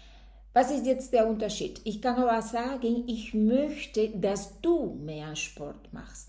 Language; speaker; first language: German; non-native, fluent; Spanish